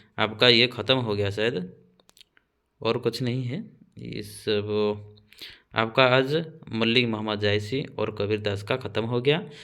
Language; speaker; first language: Hindi; non-native, local second language; Odia